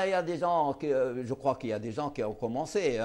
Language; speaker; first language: French; non-native, local second language; Arabic